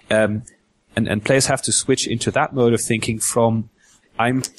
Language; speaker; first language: English; non-native, fluent; German